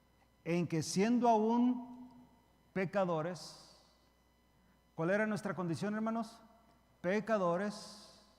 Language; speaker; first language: Spanish; early bilingual, heritage; Spanish